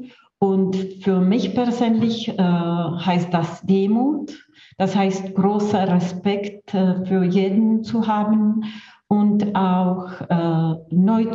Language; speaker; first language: German; non-native, fluent; Czech